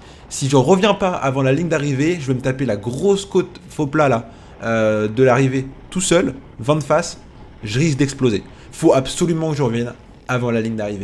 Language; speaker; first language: French; native; French